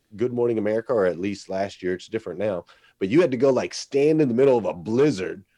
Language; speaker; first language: English; native; English